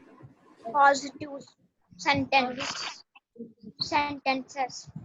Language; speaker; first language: English; non-native, learner; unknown